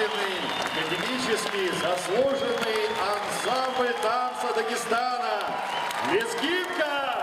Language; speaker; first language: Russian; native; Russian